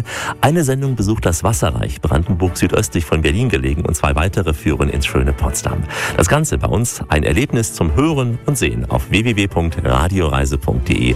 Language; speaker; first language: German; native; German